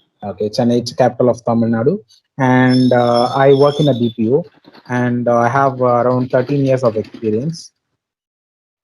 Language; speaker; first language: English; non-native, local second language; Tamil